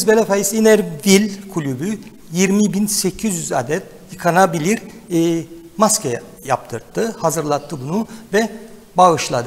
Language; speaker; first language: Turkish; native; Turkish